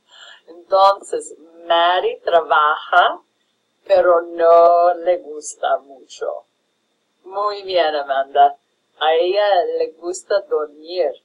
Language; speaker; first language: Spanish; non-native, fluent; English